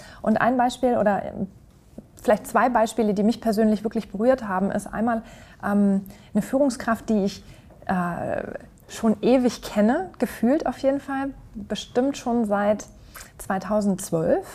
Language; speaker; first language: German; native; German